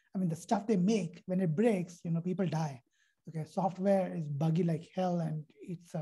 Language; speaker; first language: English; non-native, local second language; Hindi